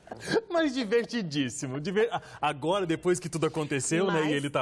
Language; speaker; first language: Portuguese; native; Portuguese